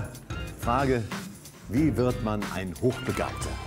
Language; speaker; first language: German; native; German